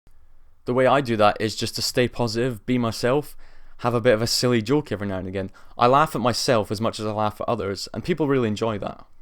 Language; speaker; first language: English; native; English